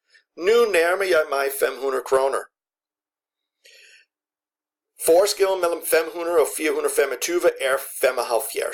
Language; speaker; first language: Danish; non-native, fluent; English